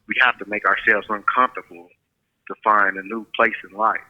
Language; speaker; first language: English; native; English